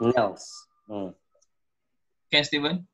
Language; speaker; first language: English; non-native, local second language; Malay